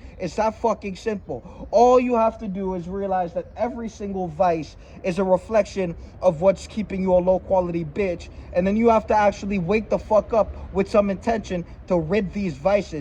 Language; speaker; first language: English; native; English